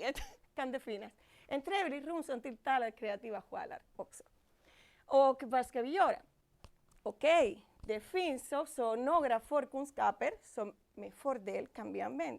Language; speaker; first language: Swedish; non-native, fluent; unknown